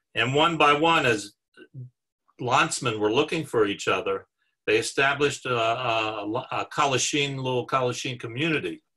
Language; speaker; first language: English; native; English